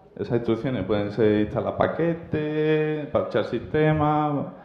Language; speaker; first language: Spanish; native; Spanish